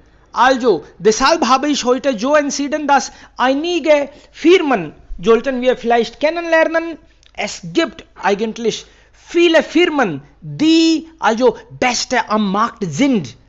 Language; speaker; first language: German; non-native, fluent; Hindi